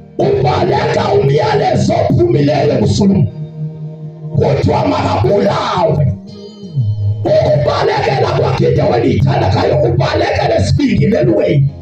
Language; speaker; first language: Zulu; non-native, local second language; Xhosa